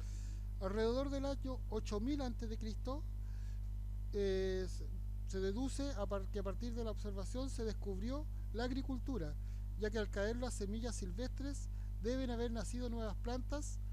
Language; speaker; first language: Spanish; native; Spanish